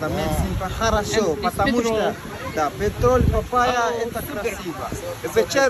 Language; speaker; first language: Russian; non-native, learner; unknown